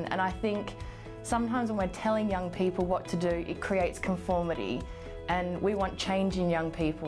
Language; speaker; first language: English; native; English